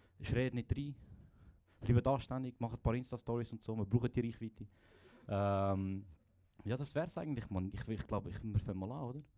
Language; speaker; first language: German; early bilingual, other home language; Croatian